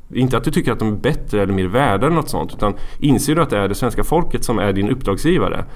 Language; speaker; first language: Swedish; native; Swedish